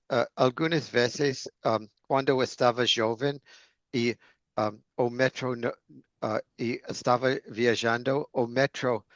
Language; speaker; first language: Portuguese; non-native, fluent; English